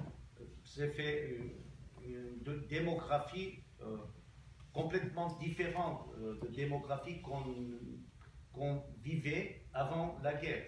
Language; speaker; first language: French; non-native, fluent; Armenian